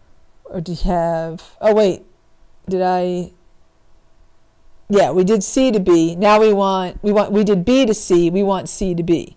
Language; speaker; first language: English; native; English